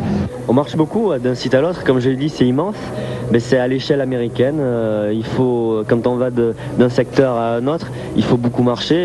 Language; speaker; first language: French; native; French